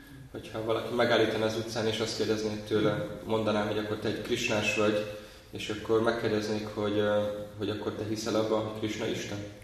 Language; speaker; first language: Hungarian; native; Hungarian